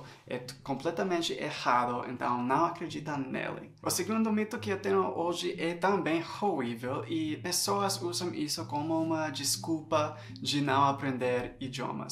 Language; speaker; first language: Portuguese; non-native, fluent; English